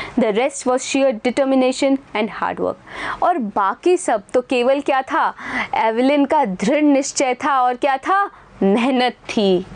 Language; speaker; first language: Hindi; native; Hindi